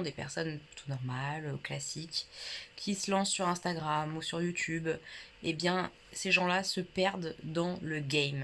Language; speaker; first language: French; native; French